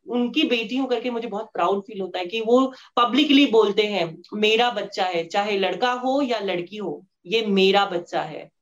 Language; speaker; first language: Hindi; native; Hindi